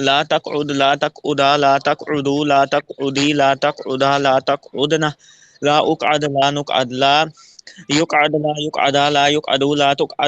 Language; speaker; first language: Arabic; non-native, learner; Urdu